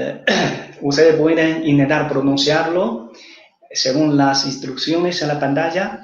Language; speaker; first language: Spanish; non-native, fluent; Chinese